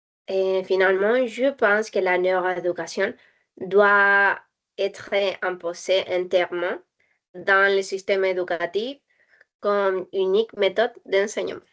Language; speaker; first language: French; non-native, learner; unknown